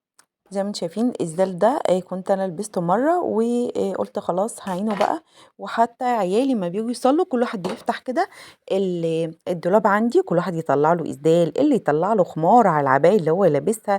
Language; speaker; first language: Arabic; native; Arabic